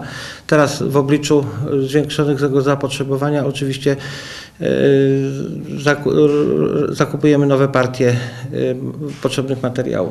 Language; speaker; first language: Polish; native; Polish